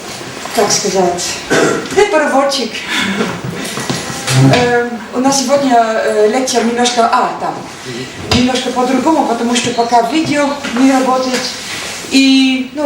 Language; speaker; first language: Russian; non-native, learner; Dutch